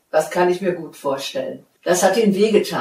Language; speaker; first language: German; native; German